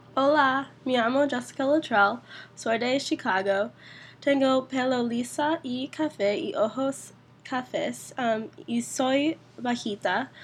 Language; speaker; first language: Spanish; non-native, learner; English